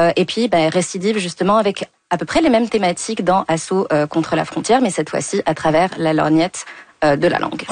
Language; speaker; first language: French; native; French